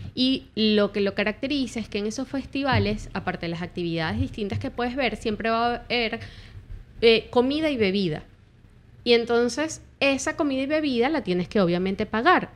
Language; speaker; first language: Spanish; native; Spanish